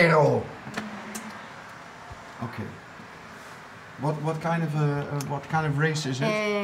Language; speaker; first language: English; non-native, fluent; Dutch